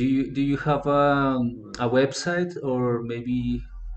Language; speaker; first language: English; non-native, fluent; Spanish